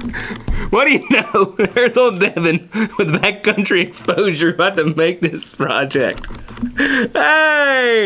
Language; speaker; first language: English; native; English